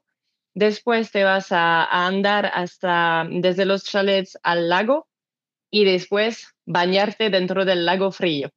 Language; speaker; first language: Spanish; non-native, learner; French